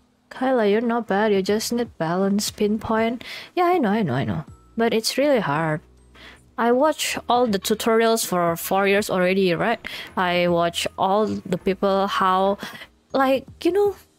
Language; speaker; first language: English; non-native, fluent; Indonesian